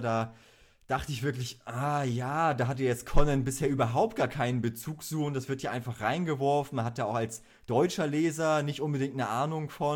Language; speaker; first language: German; native; German